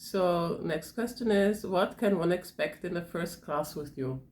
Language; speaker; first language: English; non-native, fluent; German